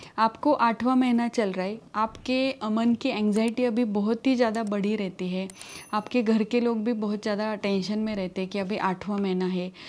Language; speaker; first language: Hindi; non-native, local second language; Marathi